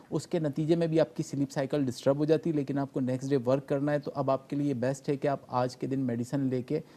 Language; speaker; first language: Urdu; non-native, local second language; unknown